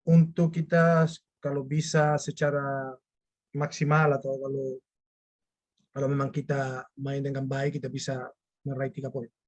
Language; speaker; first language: Indonesian; non-native, fluent; Spanish